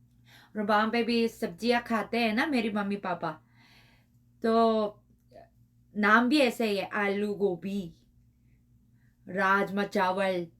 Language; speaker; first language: Hindi; non-native, learner; Korean